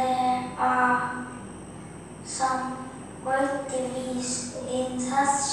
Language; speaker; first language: English; non-native, learner; Vietnamese